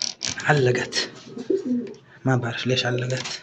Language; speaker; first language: Arabic; native; Arabic